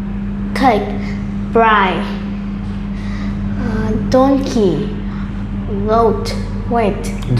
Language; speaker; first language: English; non-native, learner; Vietnamese